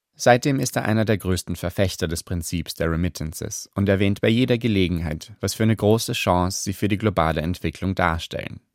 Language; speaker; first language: German; native; German